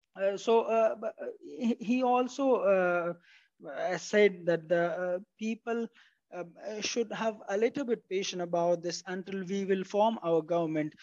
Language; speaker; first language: English; non-native, fluent; Pashto